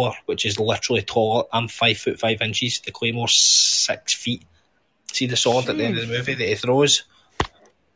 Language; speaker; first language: English; native; English